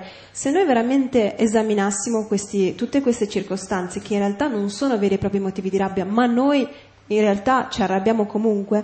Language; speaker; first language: Italian; native; Italian